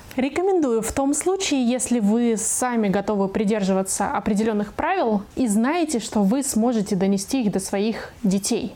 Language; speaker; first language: Russian; native; Russian